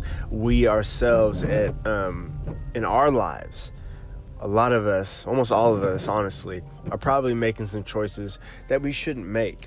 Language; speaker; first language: English; native; English